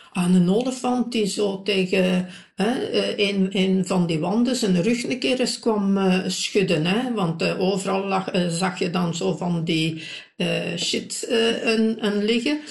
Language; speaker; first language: Dutch; native; Dutch